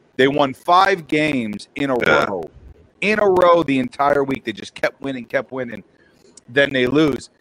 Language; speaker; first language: English; native; English